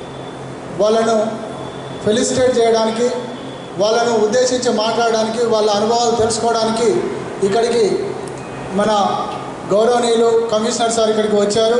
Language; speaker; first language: Telugu; native; Telugu